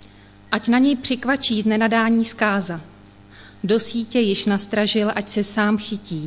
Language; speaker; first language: Czech; native; Czech